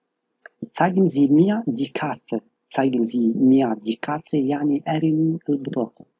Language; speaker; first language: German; non-native, fluent; Arabic